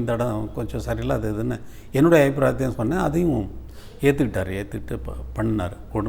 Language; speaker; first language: Tamil; native; Tamil